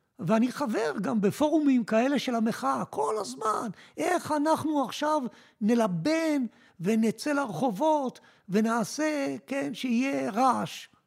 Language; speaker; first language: Hebrew; early bilingual, other home language; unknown